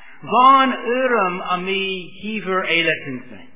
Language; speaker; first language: Hungarian; non-native, fluent; English